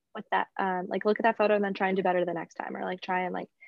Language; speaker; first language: English; native; English